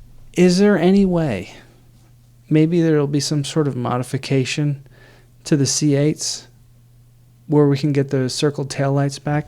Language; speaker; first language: English; native; English